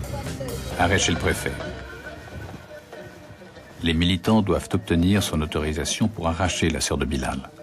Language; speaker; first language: French; native; French